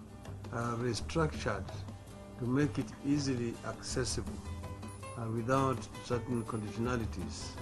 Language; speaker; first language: English; non-native, local second language; Luo (Kenya and Tanzania)